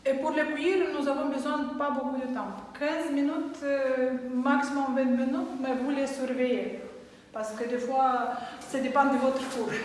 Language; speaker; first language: French; non-native, learner; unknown